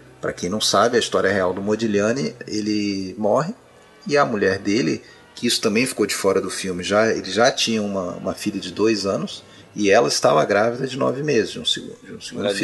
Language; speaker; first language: Portuguese; native; Portuguese